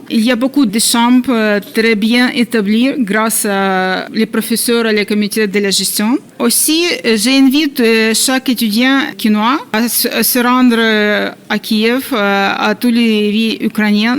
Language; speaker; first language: French; non-native, fluent; Ukrainian